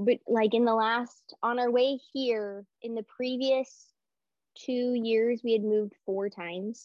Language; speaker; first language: English; native; English